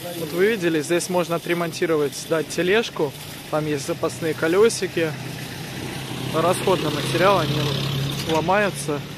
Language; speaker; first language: Russian; early bilingual, heritage; Russian